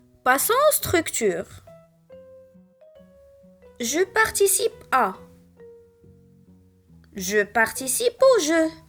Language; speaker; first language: French; non-native, local second language; Arabic